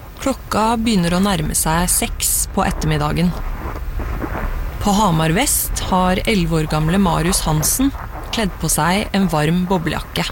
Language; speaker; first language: Norwegian; native; Norwegian